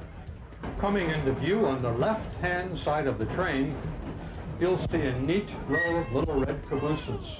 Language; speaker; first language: English; native; English